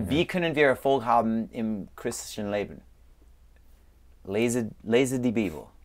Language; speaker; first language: German; non-native, learner; English